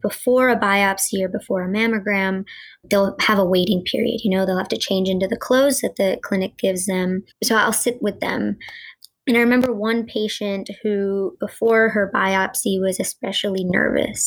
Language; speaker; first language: English; early bilingual, other home language; Gujarati